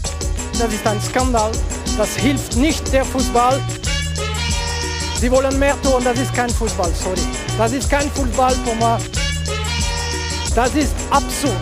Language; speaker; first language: German; non-native, fluent; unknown